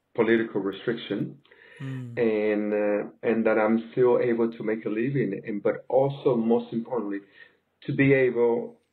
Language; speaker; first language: English; native; English